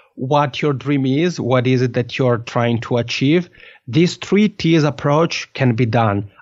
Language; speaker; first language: English; non-native, fluent; French